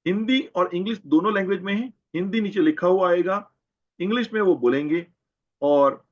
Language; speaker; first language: Hindi; non-native, local second language; Gujarati